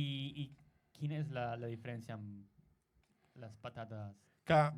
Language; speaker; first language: Catalan; non-native, learner; Spanish